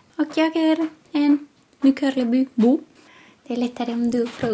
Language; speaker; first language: Swedish; non-native, fluent; Spanish